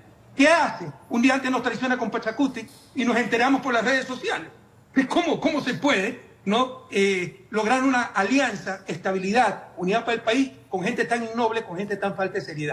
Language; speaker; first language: Spanish; native; Spanish